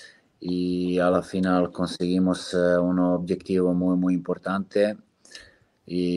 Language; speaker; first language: Spanish; non-native, fluent; Serbian